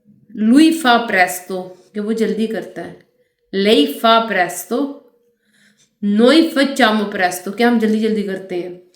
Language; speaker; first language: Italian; non-native, fluent; Urdu